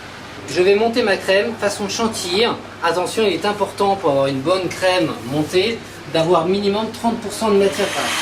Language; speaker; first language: French; native; French